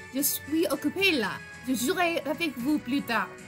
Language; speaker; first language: French; non-native, fluent; English